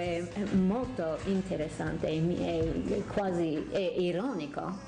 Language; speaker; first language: Italian; non-native, fluent; English